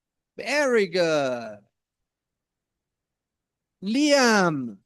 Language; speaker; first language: English; non-native, fluent; Spanish